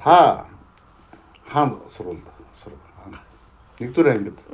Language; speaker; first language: Mongolian; native; Mongolian